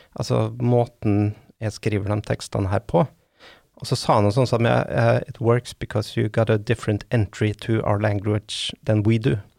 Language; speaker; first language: Norwegian; native; Norwegian